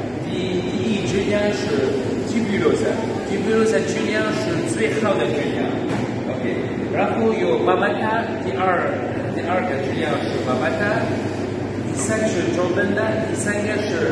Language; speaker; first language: Chinese; non-native, fluent; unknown